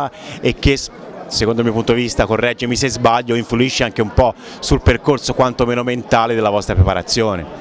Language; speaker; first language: Italian; native; Italian